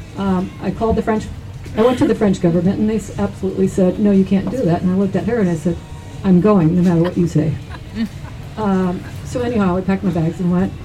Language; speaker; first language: English; native; English